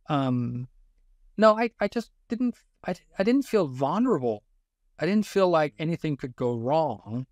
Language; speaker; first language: English; non-native, fluent; Danish